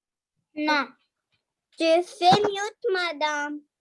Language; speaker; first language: French; non-native, learner; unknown